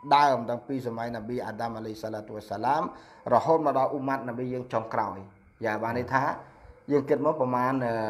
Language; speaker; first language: Khmer; non-native, local second language; Eastern Cham